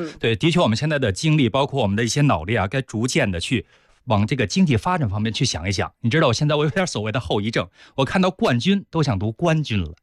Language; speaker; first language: Chinese; native; Chinese